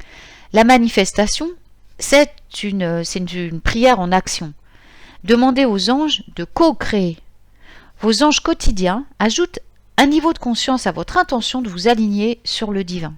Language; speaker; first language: French; native; French